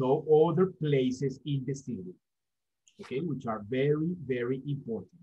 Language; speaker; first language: English; non-native, fluent; Spanish